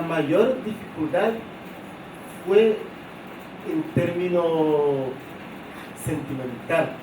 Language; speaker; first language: Spanish; non-native, fluent; Haitian Creole